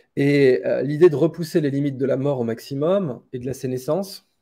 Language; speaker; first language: French; native; French